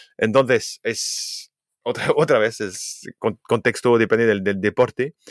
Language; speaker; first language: Spanish; non-native, fluent; French